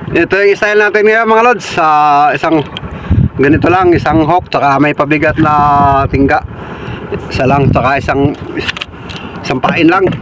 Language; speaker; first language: Filipino; native; Filipino